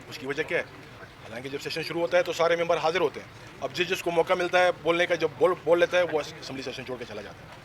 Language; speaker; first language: Urdu; non-native, local second language; Pashto